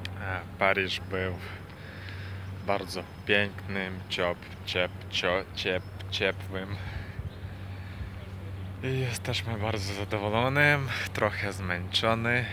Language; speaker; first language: Polish; non-native, fluent; Ukrainian